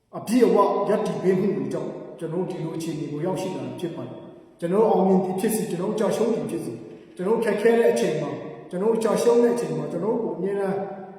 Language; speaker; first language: Burmese; non-native, local second language; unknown